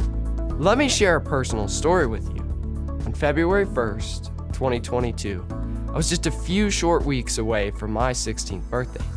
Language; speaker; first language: English; native; English